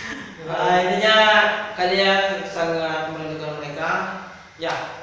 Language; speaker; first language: Indonesian; native; Indonesian